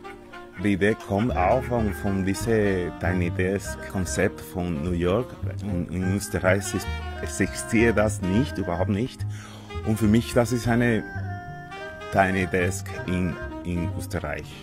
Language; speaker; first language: German; non-native, fluent; Spanish